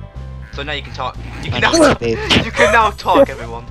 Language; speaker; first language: English; native; English